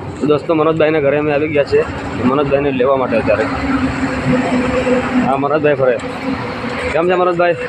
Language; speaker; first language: Gujarati; non-native, local second language; Bhili